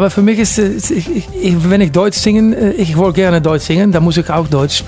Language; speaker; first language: German; non-native, learner; Dutch